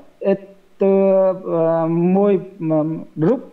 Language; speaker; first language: Russian; non-native, learner; Vietnamese